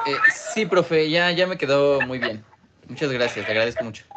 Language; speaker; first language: Spanish; native; Spanish